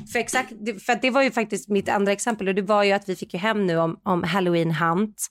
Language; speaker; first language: Swedish; native; Swedish